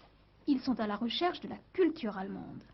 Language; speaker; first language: French; native; French